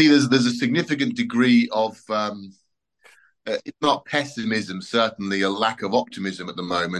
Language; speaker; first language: English; native; English